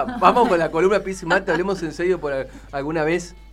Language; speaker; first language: Spanish; native; Spanish